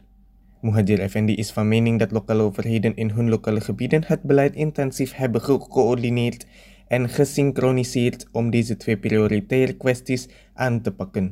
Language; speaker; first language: Dutch; non-native, fluent; Indonesian